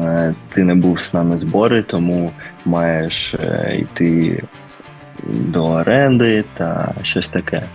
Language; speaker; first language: Ukrainian; early bilingual, heritage; Ukrainian